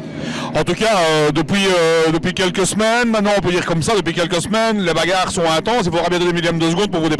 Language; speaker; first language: French; native; French